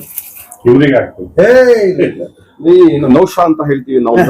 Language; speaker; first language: Kannada; non-native, local second language; Urdu